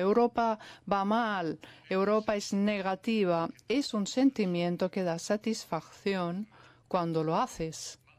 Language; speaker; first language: Spanish; non-native, fluent; Italian